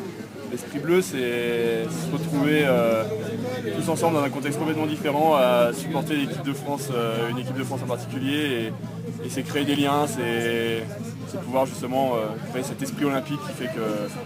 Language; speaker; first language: French; native; French